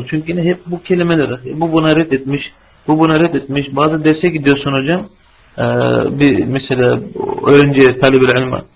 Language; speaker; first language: Turkish; non-native, fluent; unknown